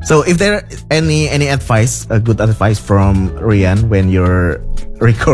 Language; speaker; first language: English; non-native, local second language; Indonesian